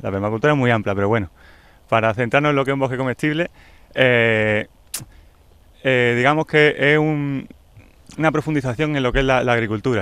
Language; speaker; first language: Spanish; native; Spanish